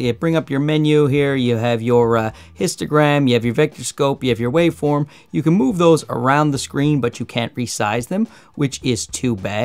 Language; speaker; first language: English; native; English